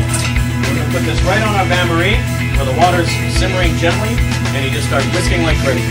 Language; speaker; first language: English; native; English